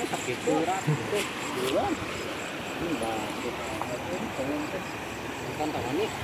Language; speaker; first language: Indonesian; non-native, local second language; Sundanese